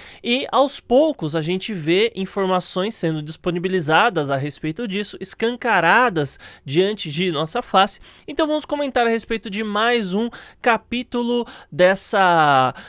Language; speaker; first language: Portuguese; native; Portuguese